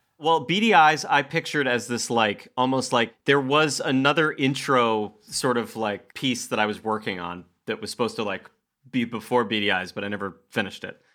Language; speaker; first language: English; native; English